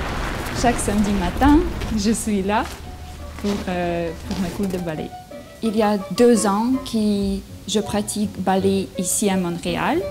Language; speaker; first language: French; non-native, learner; Russian